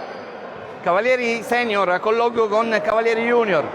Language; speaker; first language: Italian; native; Italian